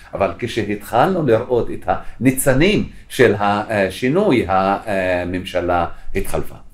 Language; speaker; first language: Hebrew; non-native, local second language; Arabic